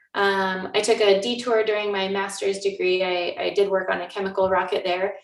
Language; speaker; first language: English; native; English